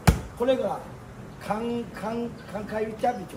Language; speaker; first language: Japanese; non-native, learner; Thai